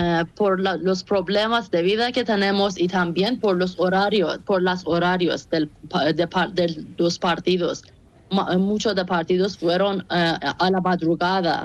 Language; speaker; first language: Spanish; non-native, fluent; Persian